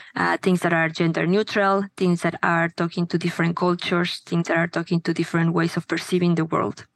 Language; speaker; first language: English; non-native, fluent; Spanish